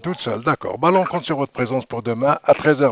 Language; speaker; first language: French; non-native, local second language; Arabic